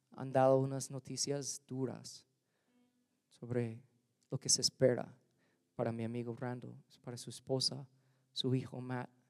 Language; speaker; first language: Spanish; non-native, fluent; English